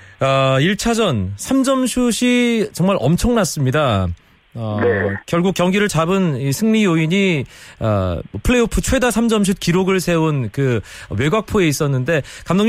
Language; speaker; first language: Korean; native; Korean